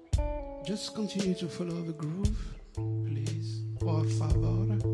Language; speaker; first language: English; non-native, learner; French